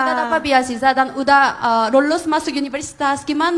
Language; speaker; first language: Indonesian; non-native, fluent; Korean